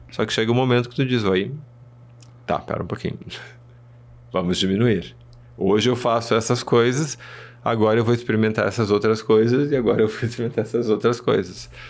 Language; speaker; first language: Portuguese; early bilingual, other home language; Spanish